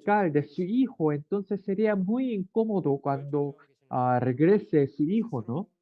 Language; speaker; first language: Spanish; non-native, learner; Korean